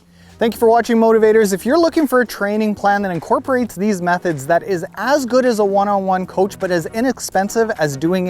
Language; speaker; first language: English; native; English